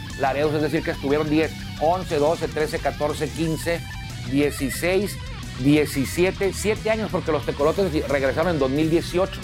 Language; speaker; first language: Spanish; native; Spanish